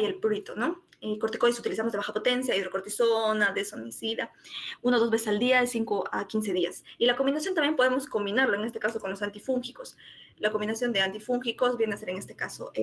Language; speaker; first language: Spanish; native; Spanish